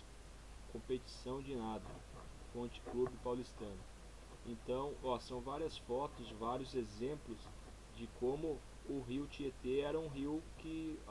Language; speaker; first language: Portuguese; native; Portuguese